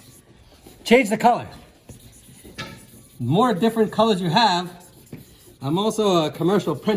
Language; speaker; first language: English; native; English